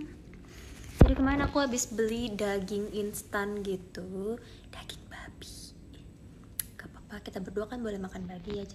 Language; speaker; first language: Indonesian; native; Indonesian